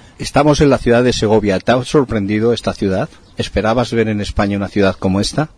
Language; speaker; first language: Spanish; native; Spanish